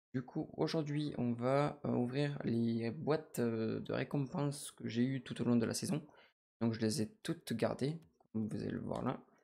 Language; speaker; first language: French; native; French